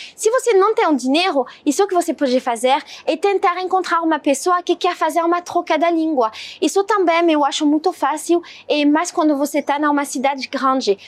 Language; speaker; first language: Portuguese; non-native, fluent; French